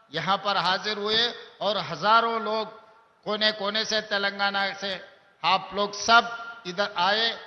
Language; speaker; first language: Hindi; non-native, local second language; Telugu